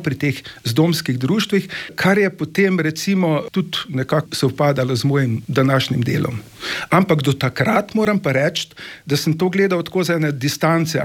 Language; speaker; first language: Slovenian; native; Slovenian